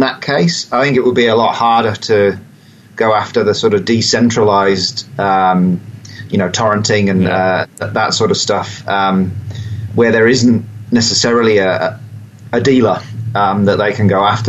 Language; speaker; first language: English; native; English